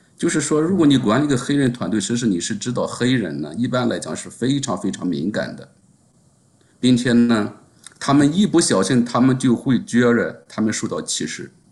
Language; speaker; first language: Chinese; native; Chinese